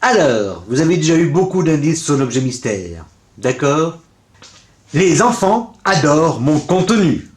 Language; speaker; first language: French; native; French